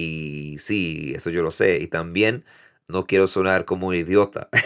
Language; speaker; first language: Spanish; early bilingual, heritage; Spanish